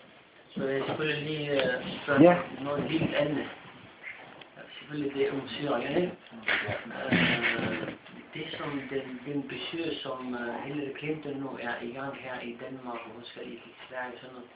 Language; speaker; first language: Danish; non-native, fluent; Arabic